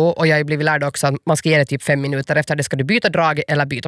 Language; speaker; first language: Swedish; native; Swedish